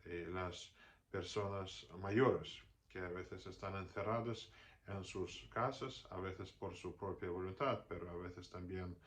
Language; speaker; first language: Spanish; non-native, fluent; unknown